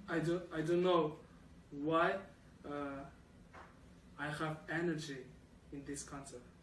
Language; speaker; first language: English; non-native, learner; Kazakh